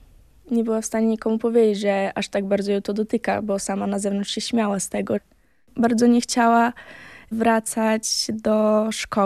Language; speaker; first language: Polish; native; Polish